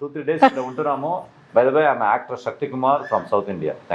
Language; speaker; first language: Telugu; non-native, fluent; Tamil